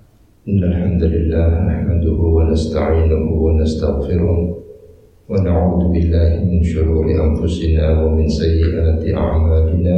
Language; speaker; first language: Arabic; non-native, fluent; Indonesian